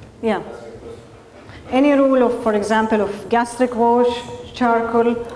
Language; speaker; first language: English; non-native, fluent; Arabic